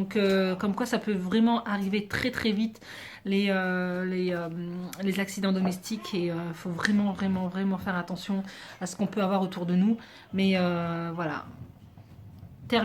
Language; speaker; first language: French; native; French